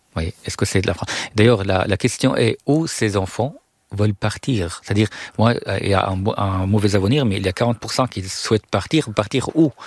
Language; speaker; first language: French; non-native, fluent; Arabic